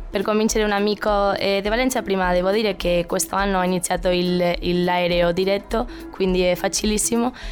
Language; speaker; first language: Italian; non-native, learner; Spanish